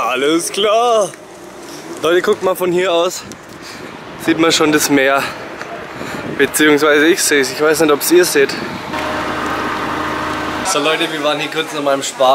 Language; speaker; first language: German; native; German